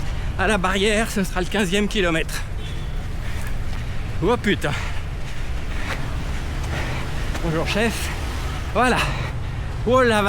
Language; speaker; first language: French; native; French